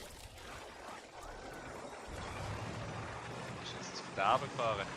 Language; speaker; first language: German; native; German